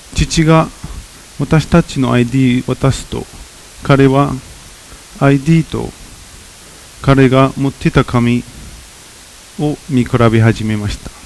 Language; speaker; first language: Japanese; non-native, fluent; Arabic